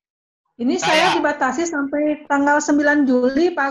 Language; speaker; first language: Indonesian; native; Indonesian